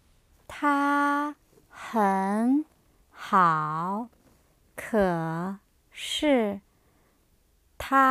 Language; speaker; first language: Chinese; non-native, learner; English